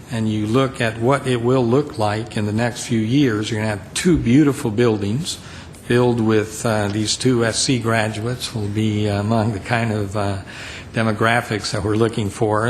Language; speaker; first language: English; native; English